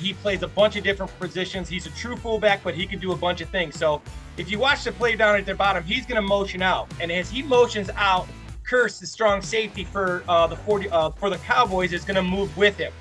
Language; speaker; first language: English; native; English